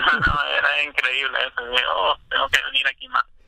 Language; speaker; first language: Spanish; early bilingual, other home language; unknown